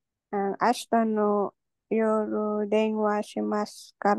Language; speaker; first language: Japanese; non-native, learner; Filipino